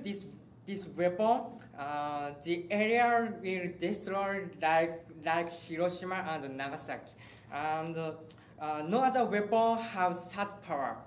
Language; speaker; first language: English; non-native, learner; Japanese